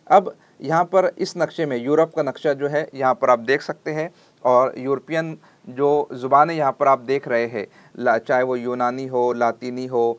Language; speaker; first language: Urdu; native; Urdu